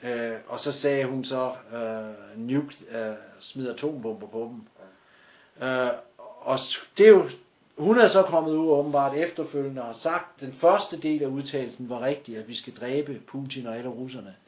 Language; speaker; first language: Danish; native; Danish